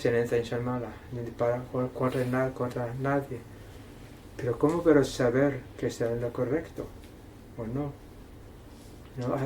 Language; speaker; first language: Spanish; non-native, fluent; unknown